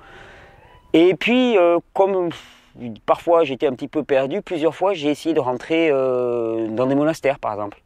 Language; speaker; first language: French; native; French